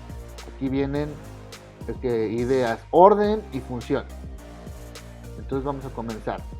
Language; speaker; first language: Spanish; native; Spanish